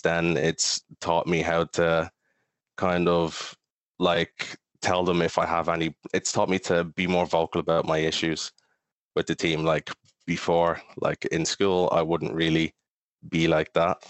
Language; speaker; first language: English; native; English